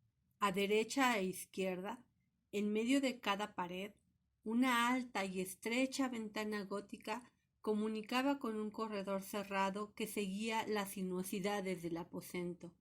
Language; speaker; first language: Spanish; native; Spanish